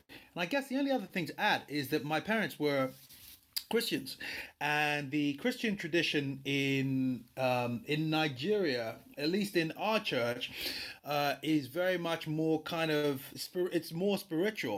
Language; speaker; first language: English; non-native, local second language; Yoruba